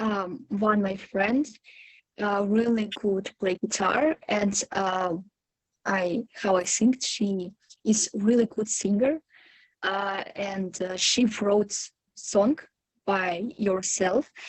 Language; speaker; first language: English; non-native, learner; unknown